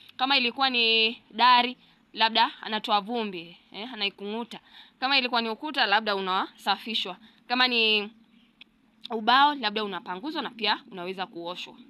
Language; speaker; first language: Swahili; non-native, local second language; Gusii